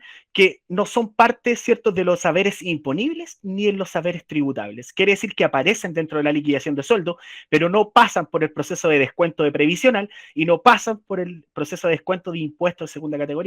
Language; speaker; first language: Spanish; native; Spanish